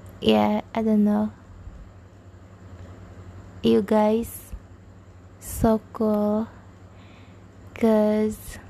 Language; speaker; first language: English; non-native, learner; Indonesian